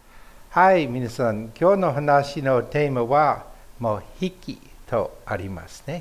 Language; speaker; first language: Japanese; non-native, fluent; English